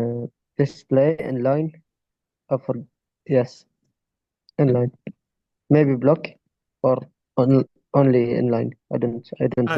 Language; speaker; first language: English; non-native, fluent; Arabic